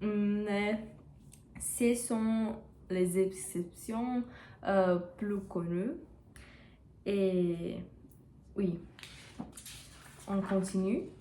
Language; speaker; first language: French; non-native, learner; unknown